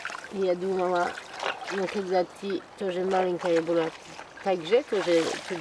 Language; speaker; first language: Russian; non-native, fluent; French